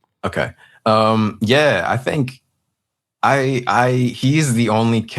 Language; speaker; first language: English; native; English